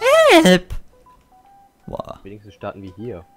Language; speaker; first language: German; native; German